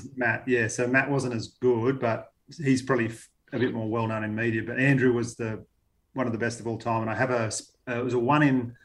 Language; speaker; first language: English; native; English